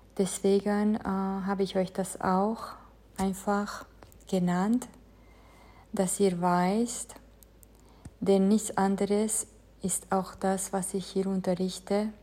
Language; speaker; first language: German; non-native, fluent; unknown